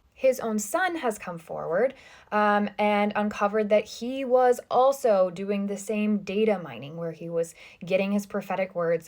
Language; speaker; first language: English; native; English